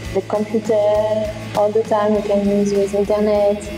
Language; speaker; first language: English; non-native, learner; French